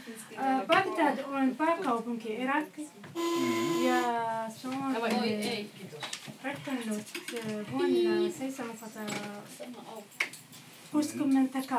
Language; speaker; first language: Finnish; non-native, learner; Arabic